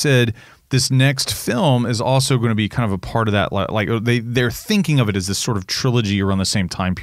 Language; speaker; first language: English; native; English